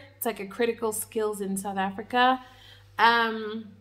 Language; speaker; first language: English; native; English